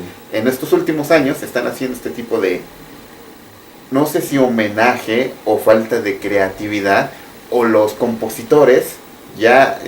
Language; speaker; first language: Spanish; native; Spanish